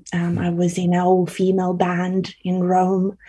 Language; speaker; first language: English; early bilingual, other home language; Italian